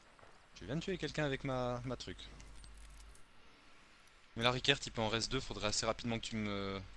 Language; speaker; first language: French; native; French